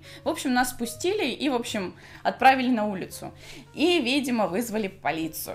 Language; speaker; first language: Russian; native; Russian